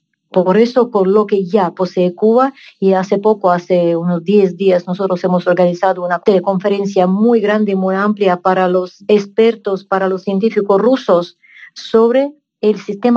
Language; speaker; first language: Spanish; non-native, fluent; Russian